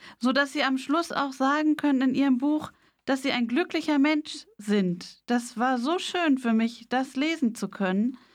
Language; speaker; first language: German; native; German